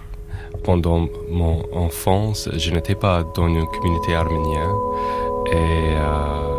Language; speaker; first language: French; non-native, fluent; English